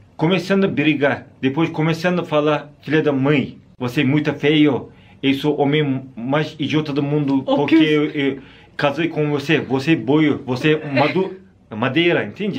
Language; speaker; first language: Portuguese; non-native, learner; Turkish